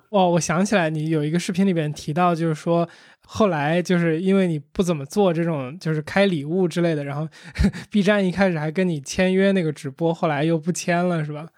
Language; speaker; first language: Chinese; native; Chinese